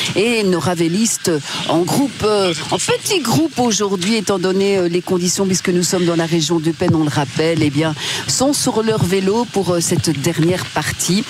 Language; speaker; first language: French; native; French